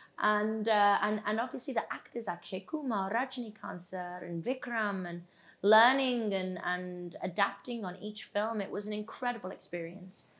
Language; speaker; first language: English; native; English